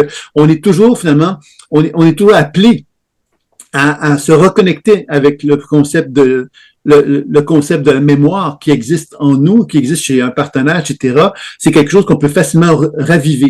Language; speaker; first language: French; native; French